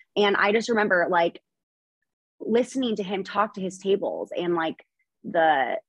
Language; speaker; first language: English; native; English